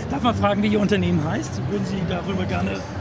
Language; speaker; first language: German; native; German